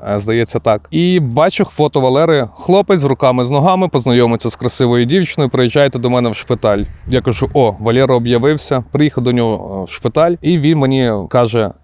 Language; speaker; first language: Ukrainian; native; Ukrainian